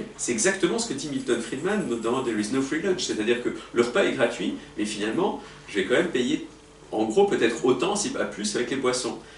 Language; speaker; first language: French; native; French